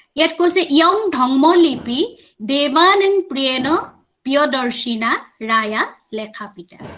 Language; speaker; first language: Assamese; native; Assamese